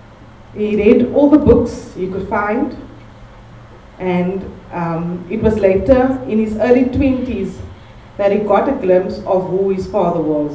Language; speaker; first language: English; native; English